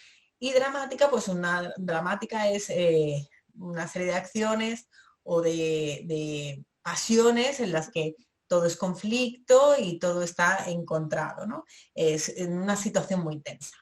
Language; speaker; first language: Spanish; native; Spanish